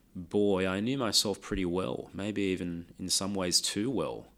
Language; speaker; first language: English; non-native, local second language; Lao